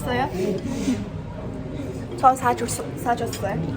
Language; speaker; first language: Korean; non-native, learner; Mongolian